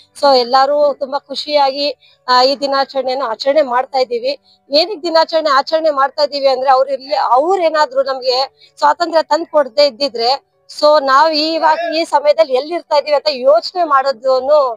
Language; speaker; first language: Kannada; native; Kannada